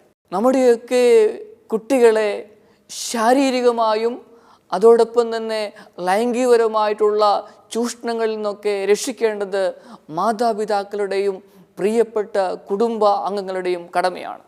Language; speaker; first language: Malayalam; native; Malayalam